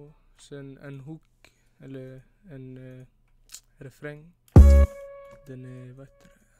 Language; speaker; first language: Swedish; early bilingual, other home language; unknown